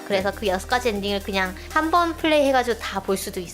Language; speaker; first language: Korean; native; Korean